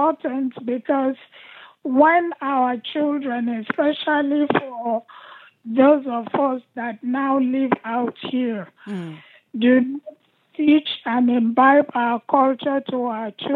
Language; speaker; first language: English; non-native, local second language; Igbo